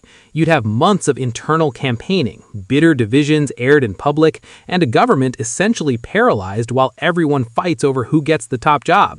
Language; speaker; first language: English; native; English